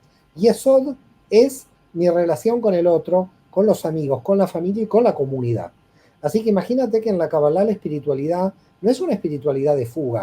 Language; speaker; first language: Spanish; native; Spanish